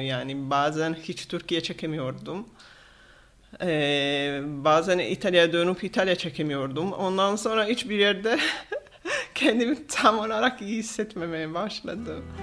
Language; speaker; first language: Turkish; non-native, fluent; Italian